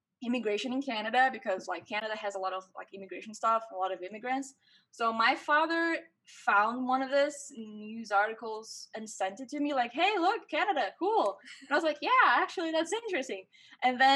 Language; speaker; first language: English; non-native, fluent; Portuguese